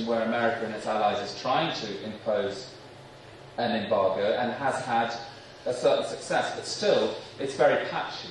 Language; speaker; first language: English; native; English